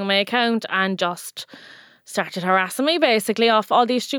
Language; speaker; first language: English; native; English